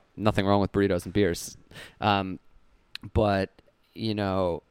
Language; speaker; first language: English; native; English